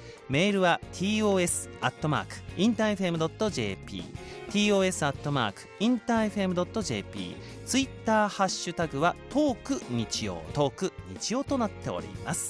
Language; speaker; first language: Japanese; native; Japanese